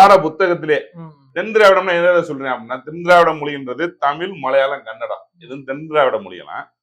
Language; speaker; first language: Tamil; native; Tamil